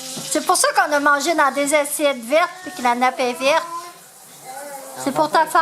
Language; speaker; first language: French; native; French